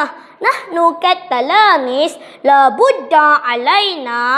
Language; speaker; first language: Arabic; non-native, learner; Malay